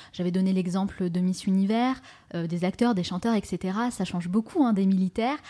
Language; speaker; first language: French; native; French